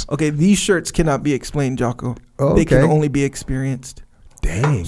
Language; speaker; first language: English; native; English